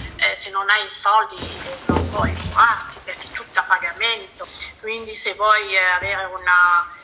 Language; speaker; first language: Italian; non-native, fluent; Arabic